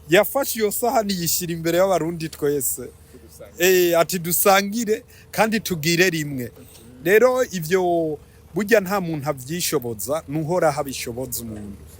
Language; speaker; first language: Rundi; early bilingual, heritage; Rundi